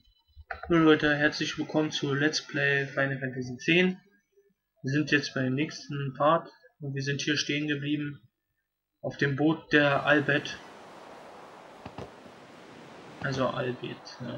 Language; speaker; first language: German; native; German